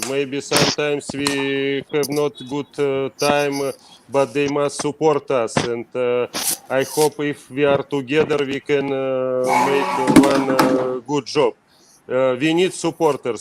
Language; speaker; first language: English; non-native, learner; Russian